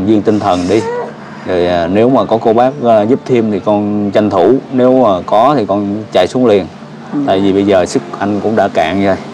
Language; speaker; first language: Vietnamese; native; Vietnamese